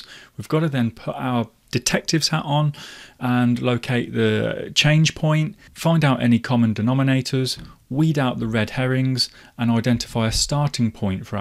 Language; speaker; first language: English; native; English